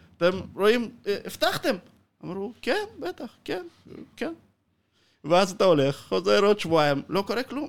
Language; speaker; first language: Hebrew; non-native, fluent; Russian